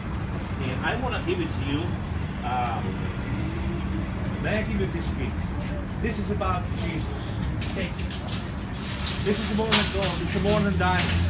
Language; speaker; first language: English; non-native, fluent; Azerbaijani